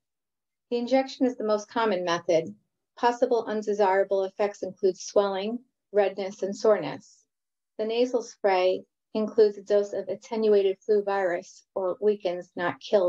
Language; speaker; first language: English; native; English